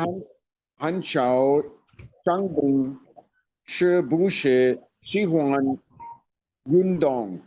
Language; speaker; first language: Chinese; non-native, learner; Urdu